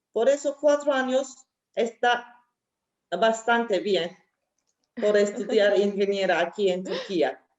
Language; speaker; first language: Spanish; non-native, learner; Turkish